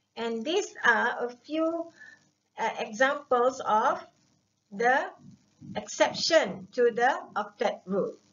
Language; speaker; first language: English; non-native, local second language; Malay